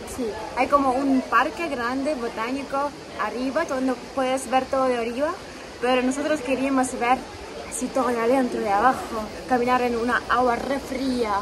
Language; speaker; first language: Spanish; non-native, fluent; Ukrainian